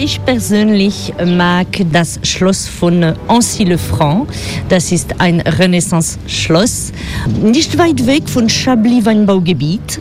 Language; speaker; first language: German; non-native, fluent; French